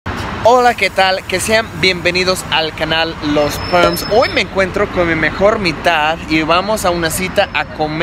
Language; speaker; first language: Spanish; non-native, fluent; English